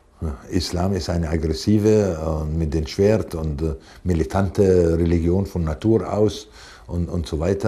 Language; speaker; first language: German; non-native, fluent; Arabic